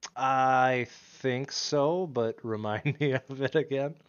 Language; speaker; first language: English; native; English